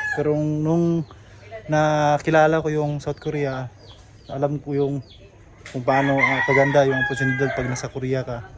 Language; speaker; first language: Filipino; non-native, local second language; Cebuano